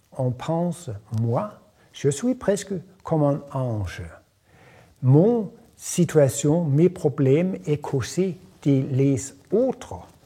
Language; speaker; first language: French; non-native, fluent; Danish